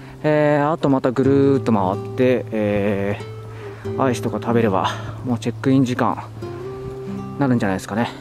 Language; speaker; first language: Japanese; native; Japanese